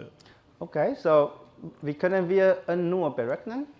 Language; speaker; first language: German; non-native, learner; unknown